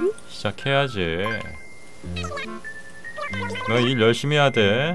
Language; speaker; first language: Korean; native; Korean